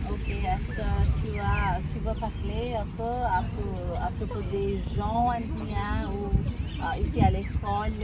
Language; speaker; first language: French; non-native, learner; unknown